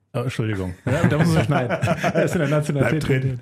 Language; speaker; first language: German; native; German